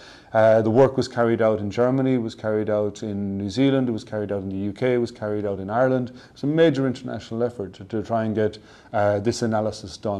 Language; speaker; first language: English; native; English